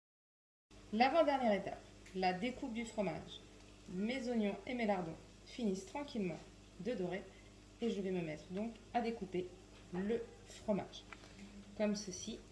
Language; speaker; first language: French; native; French